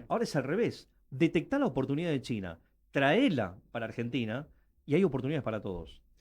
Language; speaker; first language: Spanish; early bilingual, other home language; Chinese